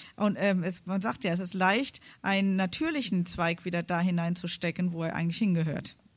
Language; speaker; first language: German; native; German